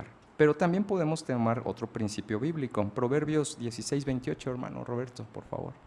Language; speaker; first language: Spanish; native; Spanish